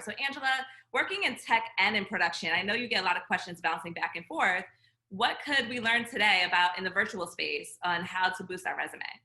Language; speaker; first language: English; native; English